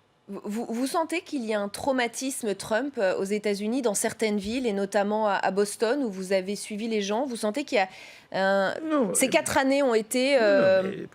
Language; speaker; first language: French; native; French